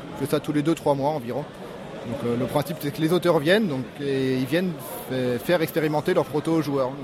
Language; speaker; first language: French; native; French